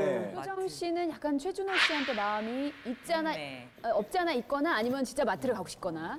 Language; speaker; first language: Korean; native; Korean